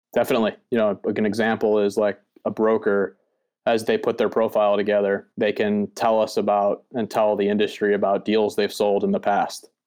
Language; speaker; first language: English; native; English